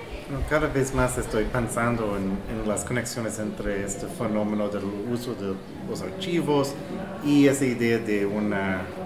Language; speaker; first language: Spanish; non-native, fluent; English